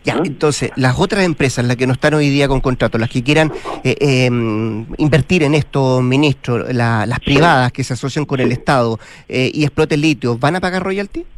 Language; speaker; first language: Spanish; native; Spanish